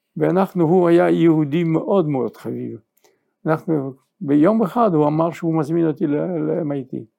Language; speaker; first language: Hebrew; non-native, fluent; Yiddish